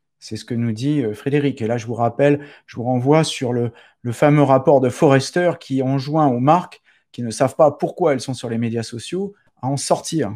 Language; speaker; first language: French; native; French